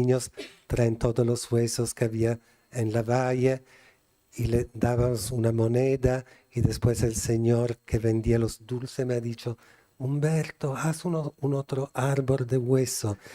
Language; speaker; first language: Spanish; non-native, fluent; Italian